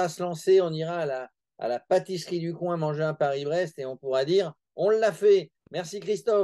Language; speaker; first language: French; native; French